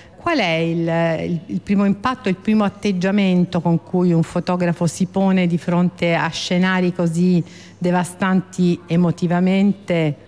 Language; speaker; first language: Italian; native; Italian